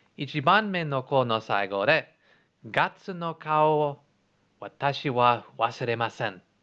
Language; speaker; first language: Japanese; non-native, learner; English